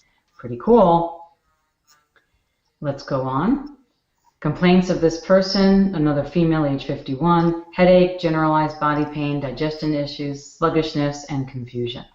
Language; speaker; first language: English; native; English